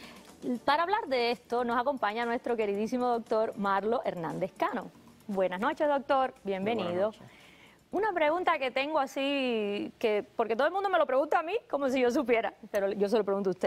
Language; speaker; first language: Spanish; native; Spanish